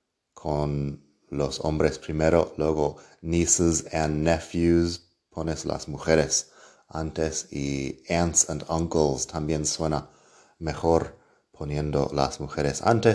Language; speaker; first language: Spanish; non-native, fluent; English